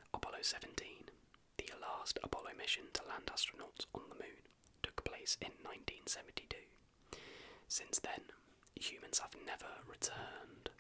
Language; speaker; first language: English; native; English